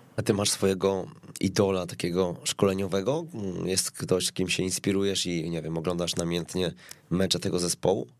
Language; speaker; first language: Polish; native; Polish